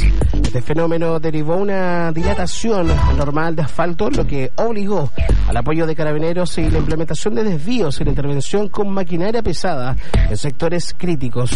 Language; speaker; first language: Spanish; native; Spanish